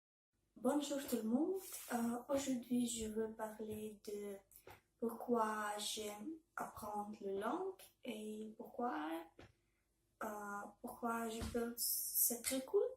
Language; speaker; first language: French; non-native, learner; Belarusian